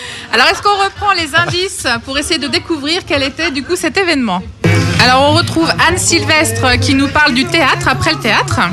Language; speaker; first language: French; native; French